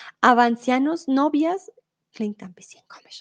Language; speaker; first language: German; non-native, learner; Spanish